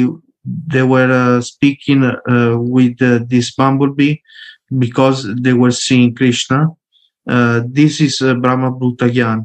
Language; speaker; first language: English; non-native, fluent; Italian